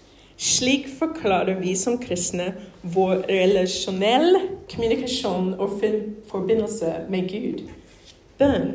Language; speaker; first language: Norwegian; non-native, fluent; English